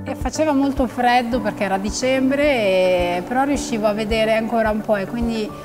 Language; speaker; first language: Italian; non-native, fluent; Albanian